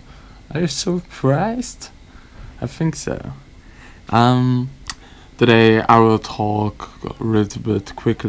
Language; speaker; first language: English; non-native, learner; Czech